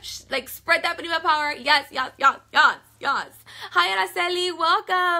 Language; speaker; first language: English; early bilingual, other home language; Spanish